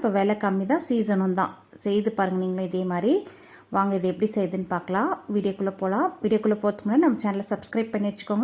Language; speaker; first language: Tamil; native; Tamil